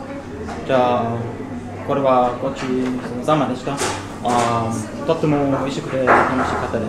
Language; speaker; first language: Japanese; non-native, learner; German